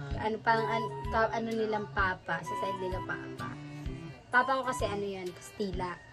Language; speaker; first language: Filipino; native; Filipino